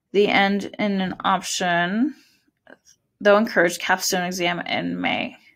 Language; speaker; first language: English; native; English